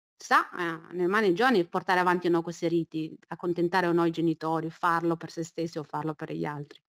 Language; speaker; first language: Italian; early bilingual, other home language; Chinese